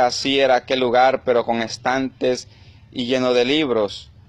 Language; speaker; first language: Spanish; native; Spanish